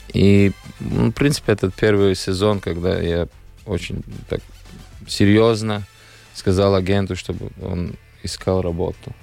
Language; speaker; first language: Russian; non-native, local second language; Latvian